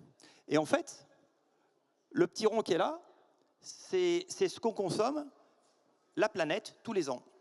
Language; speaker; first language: French; native; French